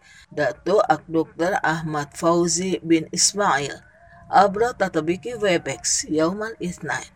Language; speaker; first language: Arabic; non-native, fluent; Indonesian